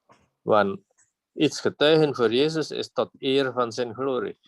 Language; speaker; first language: Dutch; non-native, fluent; Indonesian